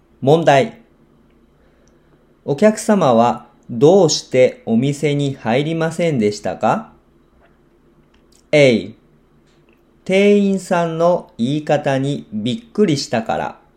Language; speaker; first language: Japanese; non-native, fluent; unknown